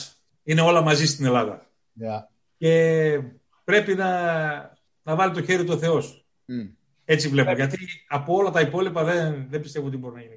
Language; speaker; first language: Greek; native; Greek